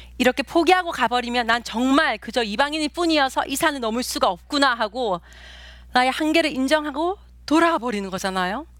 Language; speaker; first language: Korean; native; Korean